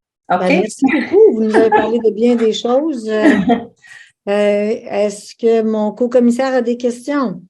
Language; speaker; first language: French; native; French